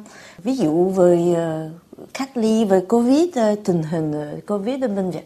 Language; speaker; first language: Vietnamese; early bilingual, heritage; Vietnamese